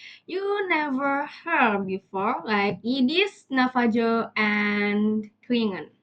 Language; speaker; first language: English; non-native, learner; Indonesian